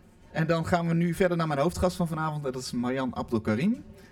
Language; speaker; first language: Dutch; native; Dutch